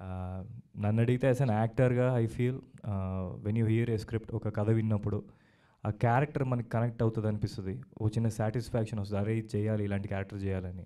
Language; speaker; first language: Telugu; native; Telugu